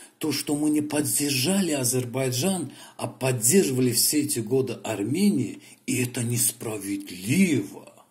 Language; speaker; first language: Russian; non-native, local second language; Azerbaijani